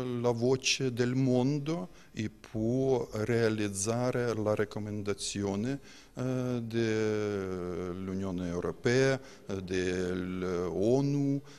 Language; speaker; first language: Italian; non-native, learner; Ukrainian